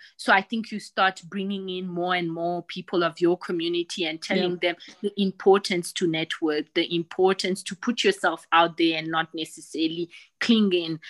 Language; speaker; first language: English; non-native, fluent; Rundi